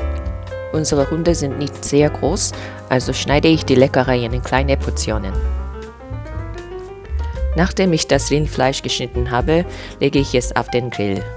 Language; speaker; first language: German; non-native, fluent; Korean